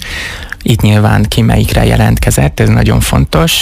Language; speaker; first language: Hungarian; native; Hungarian